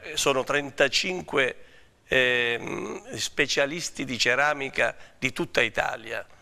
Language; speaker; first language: Italian; native; Italian